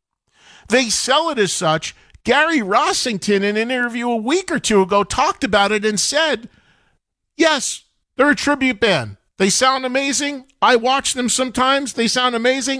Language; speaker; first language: English; native; English